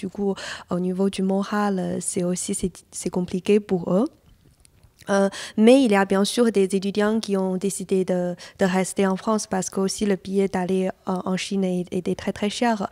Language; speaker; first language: French; non-native, fluent; Chinese